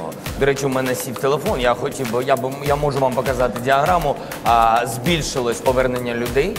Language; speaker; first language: Ukrainian; non-native, local second language; Russian